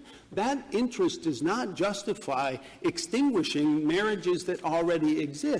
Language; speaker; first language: English; native; English